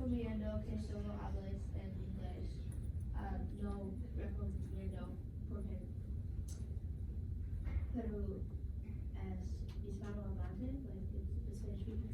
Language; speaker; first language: Spanish; non-native, learner; English